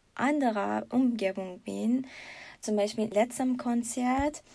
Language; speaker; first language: German; non-native, learner; Persian